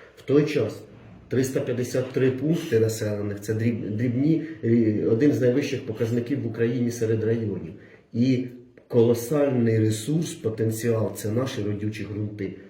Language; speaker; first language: Ukrainian; native; Ukrainian